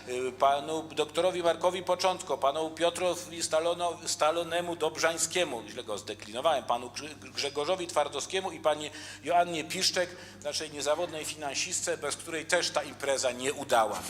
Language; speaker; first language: Polish; native; Polish